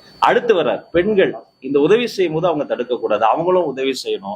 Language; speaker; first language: Tamil; native; Tamil